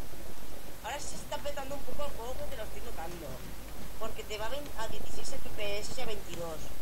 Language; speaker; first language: Spanish; native; Spanish